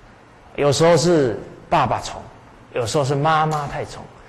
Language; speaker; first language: Chinese; native; Chinese